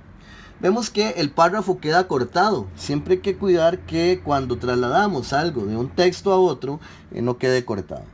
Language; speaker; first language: Spanish; native; Spanish